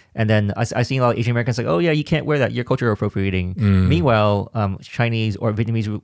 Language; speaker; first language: English; native; English